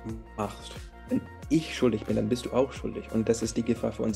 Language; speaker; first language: German; early bilingual, heritage; English